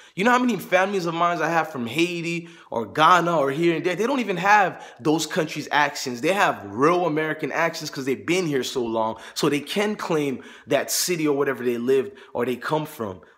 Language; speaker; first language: English; native; English